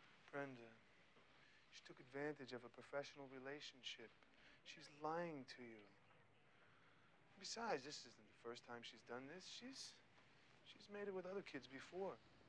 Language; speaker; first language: English; native; English